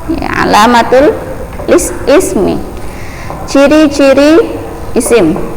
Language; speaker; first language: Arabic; non-native, fluent; Indonesian